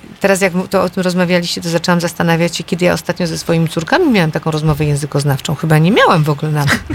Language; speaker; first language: Polish; native; Polish